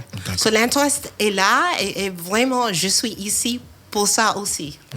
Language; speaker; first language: French; non-native, fluent; English